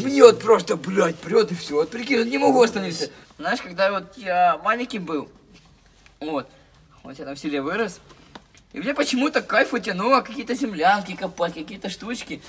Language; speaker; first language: Russian; native; Russian